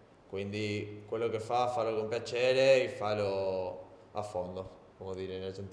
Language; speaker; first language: Italian; non-native, learner; Spanish